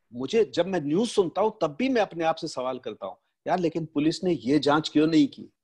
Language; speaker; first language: Hindi; native; Hindi